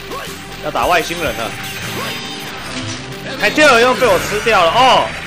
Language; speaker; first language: Chinese; native; Chinese